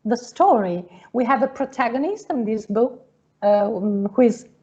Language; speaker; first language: English; non-native, fluent; Italian